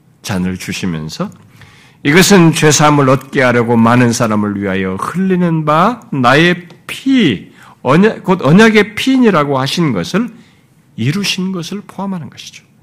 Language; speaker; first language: Korean; native; Korean